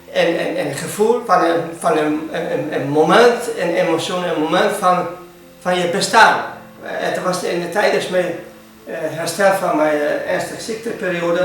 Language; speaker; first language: Dutch; non-native, fluent; Hungarian